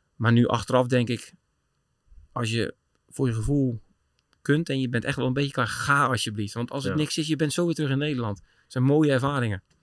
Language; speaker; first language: Dutch; native; Dutch